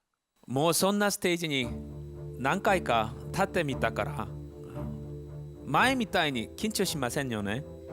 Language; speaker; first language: Japanese; non-native, learner; Korean